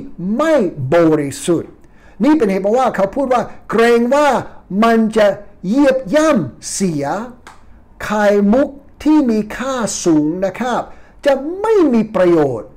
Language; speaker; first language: Thai; non-native, fluent; English